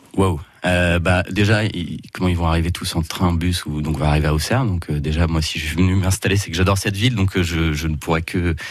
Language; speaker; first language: French; native; French